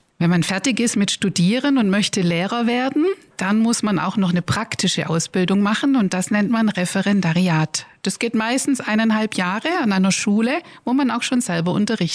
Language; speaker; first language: German; native; German